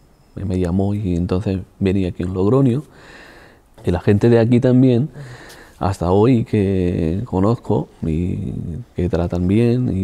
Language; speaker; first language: Spanish; non-native, fluent; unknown